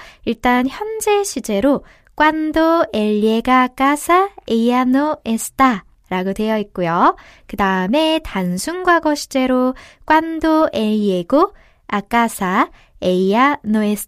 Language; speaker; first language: Spanish; non-native, fluent; Korean